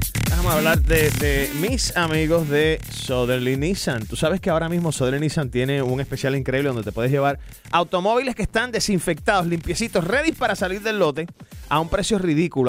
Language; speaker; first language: Spanish; early bilingual, heritage; Spanish